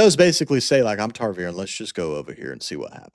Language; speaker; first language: English; native; English